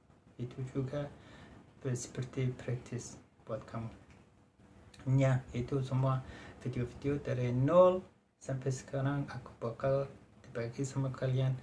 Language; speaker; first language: Indonesian; non-native, fluent; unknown